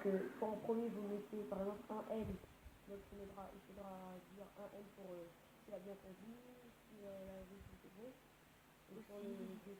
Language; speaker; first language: French; native; French